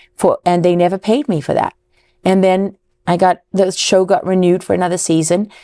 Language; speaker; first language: English; native; English